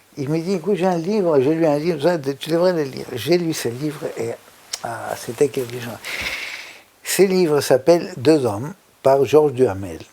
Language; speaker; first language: French; non-native, fluent; Spanish